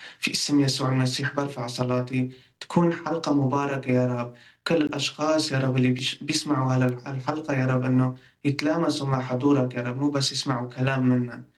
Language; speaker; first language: Arabic; non-native, local second language; Kurdish